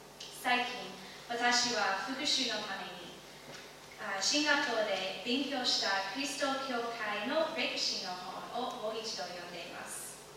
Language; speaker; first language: Japanese; non-native, fluent; English